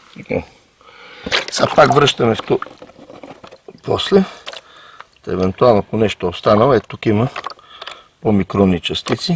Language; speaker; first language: Bulgarian; native; Bulgarian